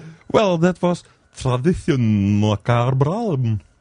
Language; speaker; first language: English; non-native, learner; Dutch